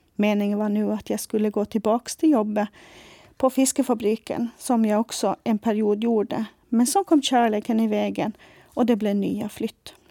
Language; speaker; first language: Swedish; non-native, fluent; Faroese